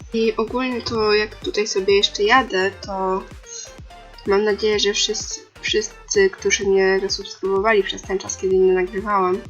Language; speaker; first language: Polish; native; Polish